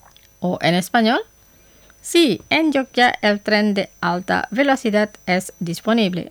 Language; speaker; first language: Spanish; non-native, fluent; Indonesian